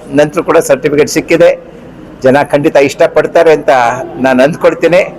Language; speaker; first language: Kannada; non-native, local second language; Konkani